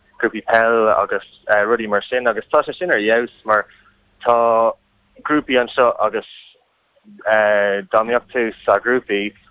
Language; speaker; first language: Irish; non-native, learner; English